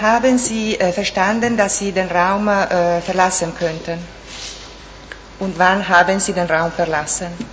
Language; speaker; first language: German; non-native, local second language; Italian